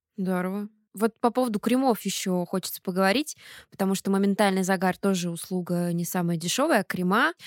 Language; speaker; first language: Russian; native; Russian